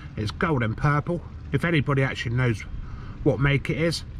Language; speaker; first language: English; native; English